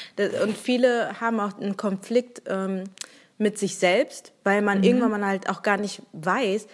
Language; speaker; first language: German; early bilingual, other home language; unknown